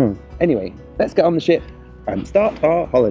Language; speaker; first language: English; native; English